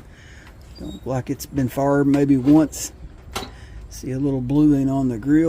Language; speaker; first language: English; native; English